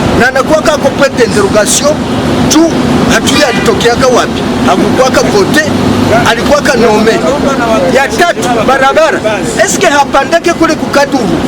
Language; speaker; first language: Swahili; native; Swahili